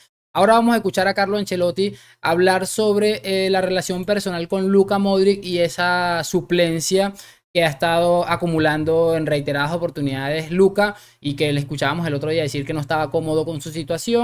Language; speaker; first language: Spanish; native; Spanish